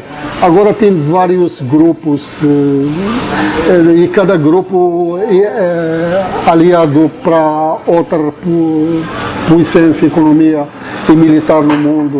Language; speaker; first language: Portuguese; non-native, fluent; Arabic